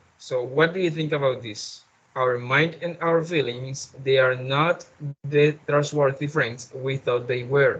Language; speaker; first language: English; non-native, fluent; Spanish